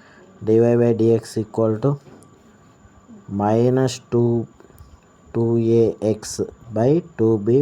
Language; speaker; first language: English; non-native, local second language; Telugu